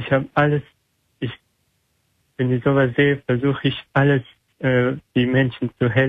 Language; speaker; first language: German; non-native, learner; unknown